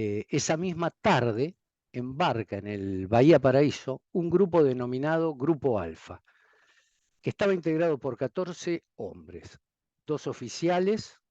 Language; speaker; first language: Spanish; native; Spanish